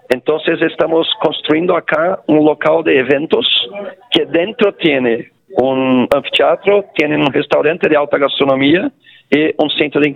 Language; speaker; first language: Portuguese; non-native, local second language; Spanish